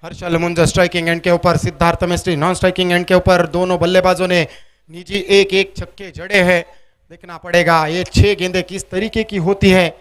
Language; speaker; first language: Hindi; non-native, local second language; Marathi